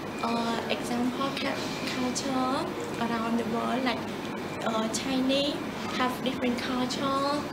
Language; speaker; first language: English; non-native, learner; Khmer